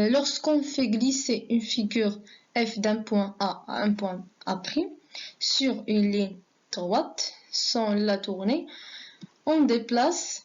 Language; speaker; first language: French; non-native, local second language; Arabic